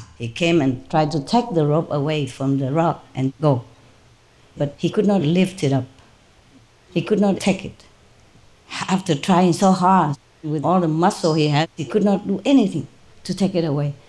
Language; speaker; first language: English; non-native, fluent; Vietnamese